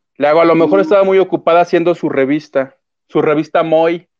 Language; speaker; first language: Spanish; native; Spanish